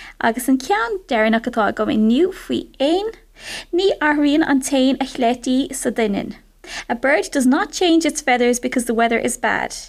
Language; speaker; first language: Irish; non-native, local second language; English